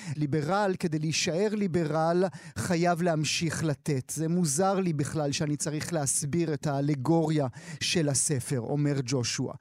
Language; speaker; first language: Hebrew; native; Hebrew